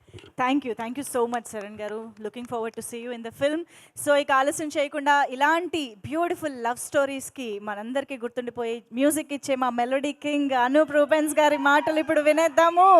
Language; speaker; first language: Telugu; native; Telugu